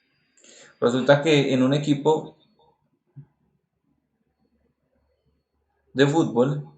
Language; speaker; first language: Spanish; native; Spanish